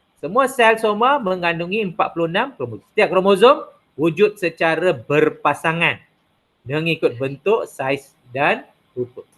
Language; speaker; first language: Malay; non-native, local second language; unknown